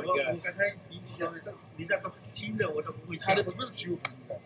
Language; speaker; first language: Chinese; native; Chinese